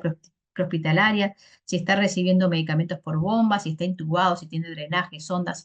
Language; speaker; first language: Spanish; native; Spanish